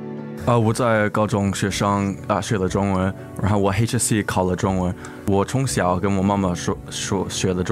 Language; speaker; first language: Chinese; early bilingual, heritage; English